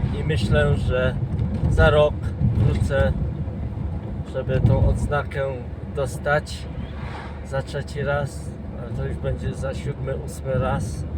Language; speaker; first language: Polish; non-native, fluent; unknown